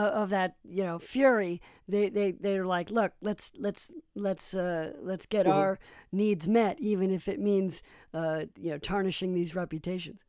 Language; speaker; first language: English; early bilingual, other home language; Polish